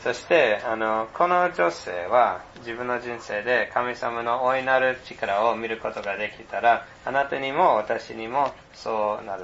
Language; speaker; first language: Japanese; non-native, fluent; English